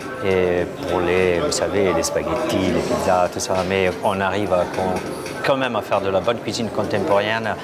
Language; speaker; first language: French; non-native, fluent; Italian